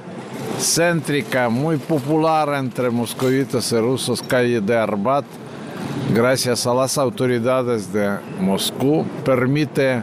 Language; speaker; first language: Spanish; non-native, fluent; Russian